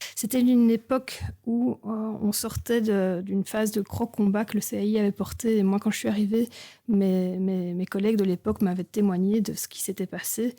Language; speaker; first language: French; native; French